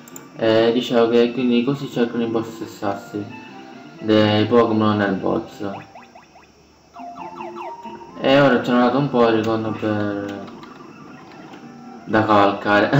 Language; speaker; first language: Italian; native; Italian